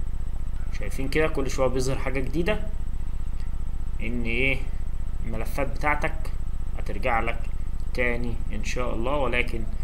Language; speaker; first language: Arabic; native; Arabic